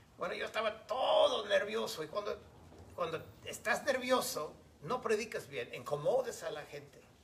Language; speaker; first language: Spanish; non-native, fluent; English